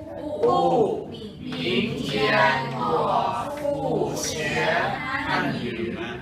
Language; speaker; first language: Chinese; non-native, learner; Thai